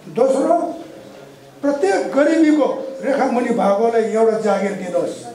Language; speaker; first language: Nepali; non-native, local second language; Eastern Tamang